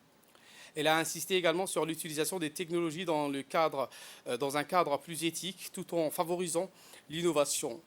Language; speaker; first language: French; native; French